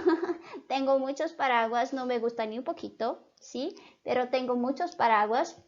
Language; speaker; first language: Spanish; non-native, fluent; Portuguese